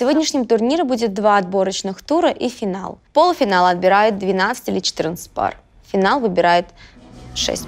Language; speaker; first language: Russian; native; Russian